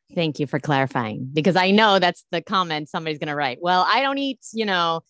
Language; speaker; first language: English; early bilingual, other home language; Italian